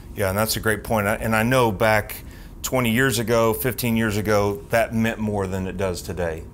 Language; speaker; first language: English; native; English